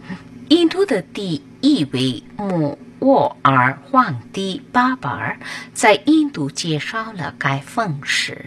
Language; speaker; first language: Chinese; non-native, fluent; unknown